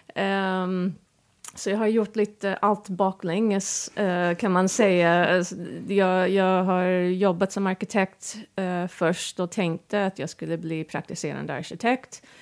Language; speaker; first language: Swedish; non-native, fluent; English